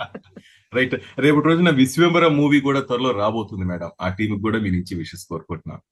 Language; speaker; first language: Telugu; native; Telugu